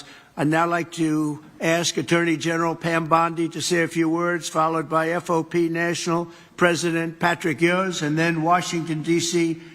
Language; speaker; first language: English; native; English